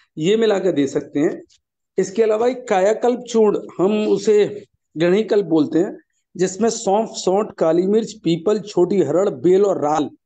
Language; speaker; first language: Hindi; native; Hindi